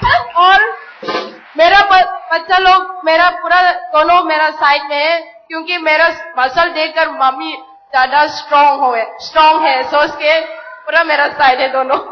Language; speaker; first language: Hindi; non-native, local second language; Manipuri